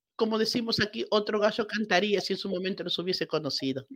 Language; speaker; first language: Spanish; native; Spanish